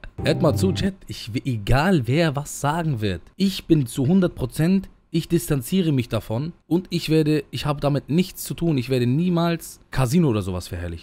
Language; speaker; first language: German; native; German